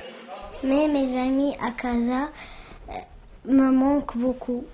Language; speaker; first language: French; early bilingual, other home language; Arabic